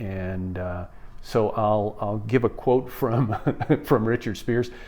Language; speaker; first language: English; native; English